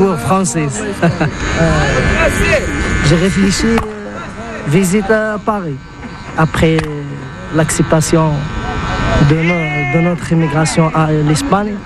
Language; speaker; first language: French; non-native, learner; Arabic